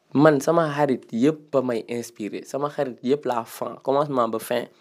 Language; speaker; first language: French; non-native, local second language; Wolof